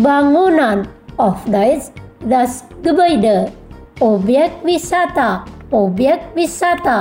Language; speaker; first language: German; non-native, fluent; Indonesian